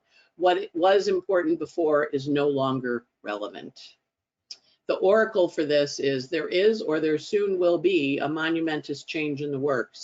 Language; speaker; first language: English; native; English